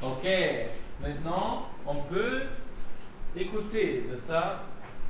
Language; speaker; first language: French; non-native, learner; German